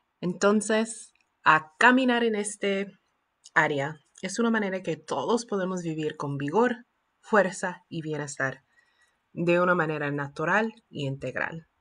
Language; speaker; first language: Spanish; non-native, fluent; English